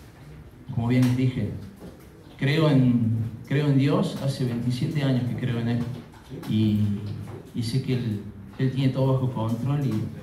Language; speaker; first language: Spanish; native; Spanish